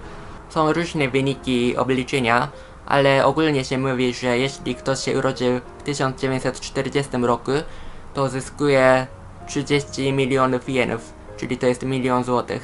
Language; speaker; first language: Polish; non-native, fluent; Japanese